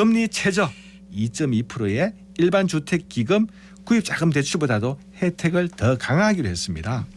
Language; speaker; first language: Korean; native; Korean